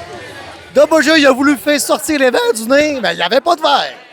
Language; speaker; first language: French; native; French